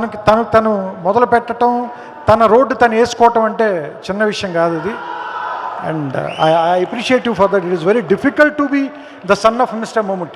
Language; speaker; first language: Telugu; native; Telugu